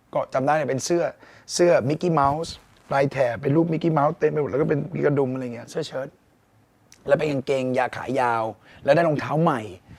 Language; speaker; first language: Thai; native; Thai